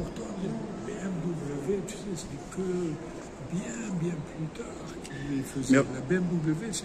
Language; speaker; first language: French; non-native, fluent; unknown